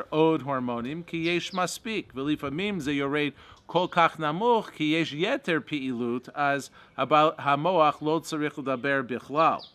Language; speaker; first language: Hebrew; non-native, fluent; English